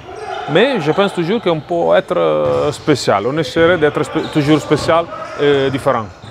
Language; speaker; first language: French; non-native, fluent; Italian